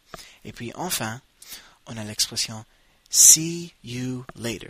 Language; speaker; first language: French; non-native, fluent; English